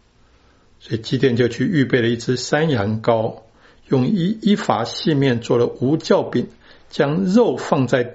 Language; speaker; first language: Chinese; native; Chinese